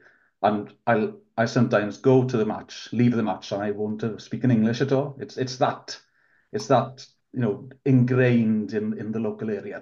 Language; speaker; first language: English; non-native, local second language; Welsh